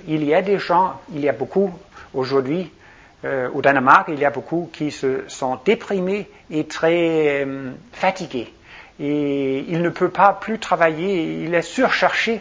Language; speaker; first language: French; non-native, fluent; Danish